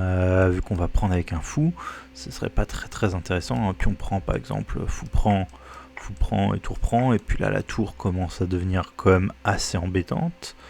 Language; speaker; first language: French; native; French